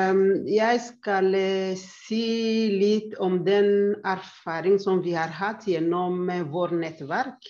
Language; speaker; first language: Swedish; non-native, fluent; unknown